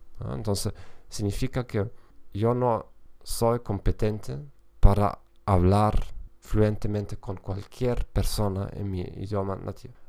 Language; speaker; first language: Spanish; non-native, fluent; German